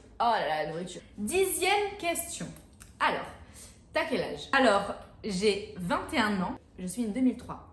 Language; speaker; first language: French; native; French